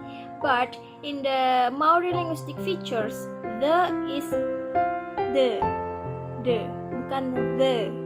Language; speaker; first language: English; non-native, learner; Indonesian